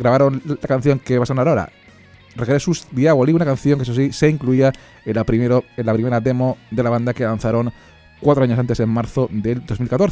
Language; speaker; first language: Spanish; native; Spanish